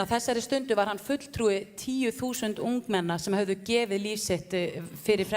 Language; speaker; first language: Icelandic; native; Icelandic